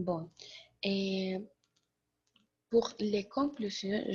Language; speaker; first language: French; non-native, learner; Spanish